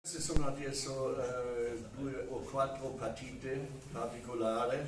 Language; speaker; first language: Italian; non-native, fluent; German